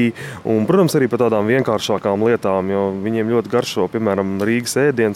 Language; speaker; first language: Latvian; native; Latvian